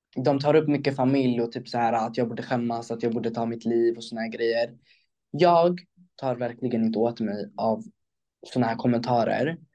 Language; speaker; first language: Swedish; early bilingual, other home language; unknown